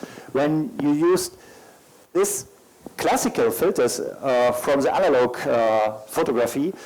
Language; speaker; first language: English; non-native, learner; German